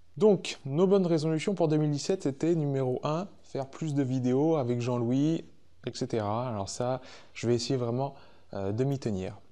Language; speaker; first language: French; native; French